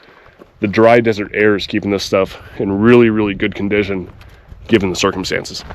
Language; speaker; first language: English; native; English